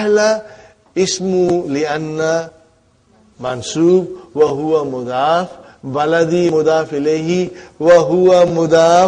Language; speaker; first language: Arabic; non-native, fluent; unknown